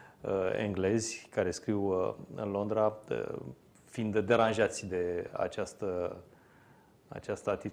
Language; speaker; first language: Romanian; native; Romanian